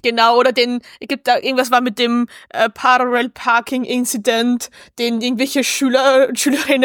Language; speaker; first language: German; native; German